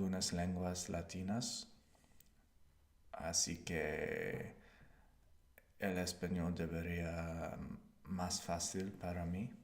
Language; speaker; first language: Spanish; non-native, learner; English